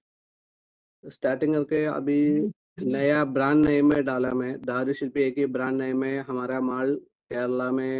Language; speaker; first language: Hindi; non-native, local second language; Malayalam